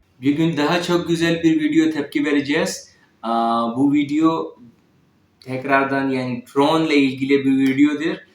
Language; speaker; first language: Turkish; non-native, learner; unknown